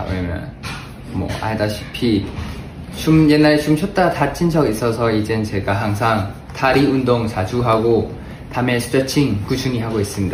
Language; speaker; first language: Korean; non-native, fluent; Thai